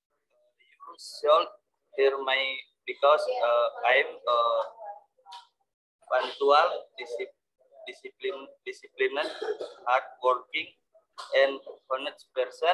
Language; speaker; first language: English; non-native, learner; Indonesian